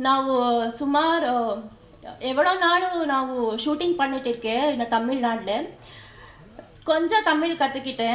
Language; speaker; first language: Tamil; non-native, learner; Kannada